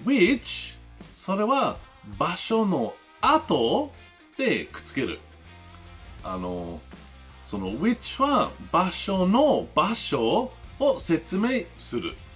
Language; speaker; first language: Japanese; non-native, learner; English